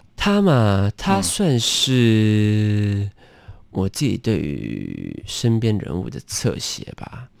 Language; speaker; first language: Chinese; native; Chinese